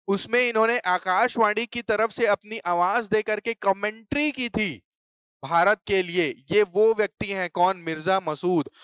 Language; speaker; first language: Hindi; native; Hindi